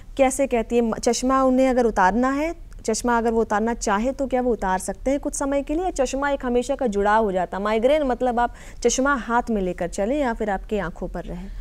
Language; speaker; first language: Hindi; native; Hindi